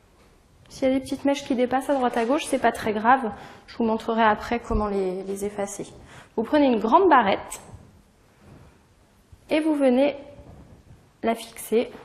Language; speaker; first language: French; native; French